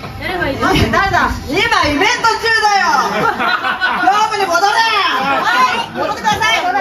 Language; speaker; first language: Japanese; native; Japanese